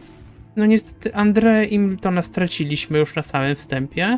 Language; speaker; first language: Polish; native; Polish